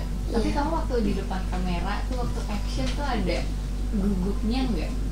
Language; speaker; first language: Indonesian; native; Indonesian